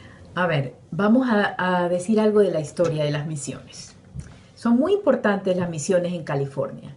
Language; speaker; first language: Spanish; native; Spanish